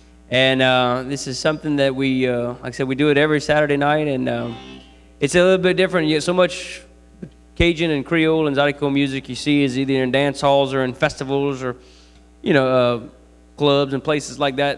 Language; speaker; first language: English; early bilingual, other home language; French